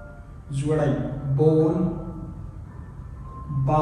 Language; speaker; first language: Vietnamese; non-native, learner; Hindi